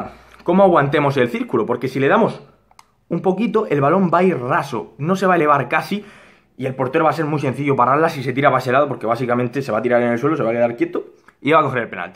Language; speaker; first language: Spanish; native; Spanish